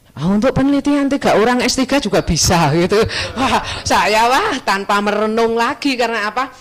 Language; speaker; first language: Indonesian; non-native, local second language; Javanese